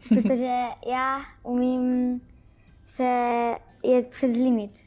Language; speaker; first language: Czech; early bilingual, heritage; Czech